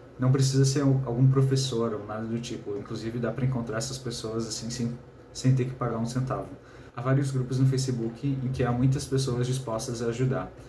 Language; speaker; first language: Portuguese; native; Portuguese